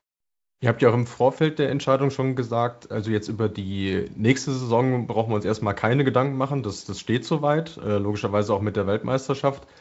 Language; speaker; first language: German; native; German